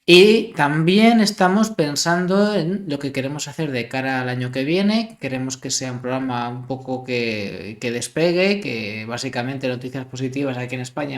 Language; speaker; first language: Spanish; native; Spanish